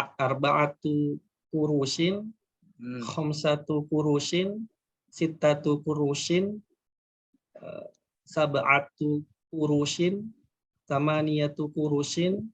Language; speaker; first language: Arabic; non-native, learner; Indonesian